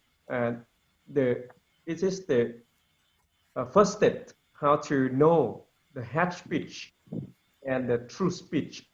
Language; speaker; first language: English; non-native, learner; Lao